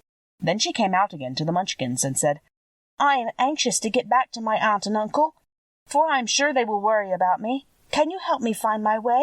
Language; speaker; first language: English; native; English